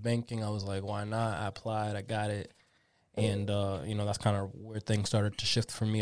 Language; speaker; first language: English; native; English